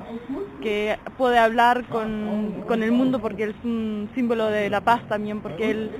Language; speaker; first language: Spanish; non-native, fluent; German